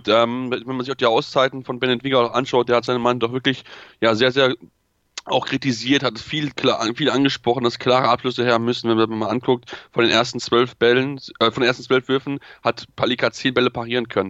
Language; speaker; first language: German; native; German